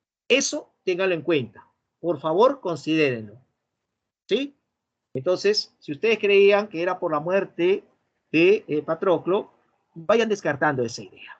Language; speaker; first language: Spanish; native; Spanish